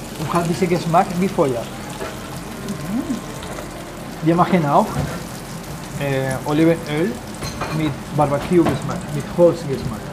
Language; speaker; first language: German; non-native, learner; Spanish